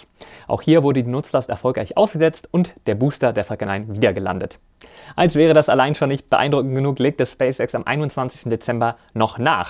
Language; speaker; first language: German; native; German